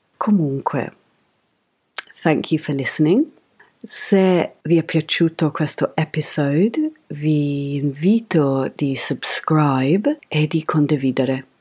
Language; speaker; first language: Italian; non-native, fluent; English